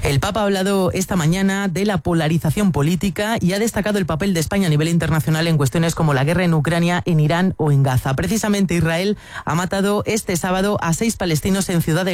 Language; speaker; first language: Spanish; native; Spanish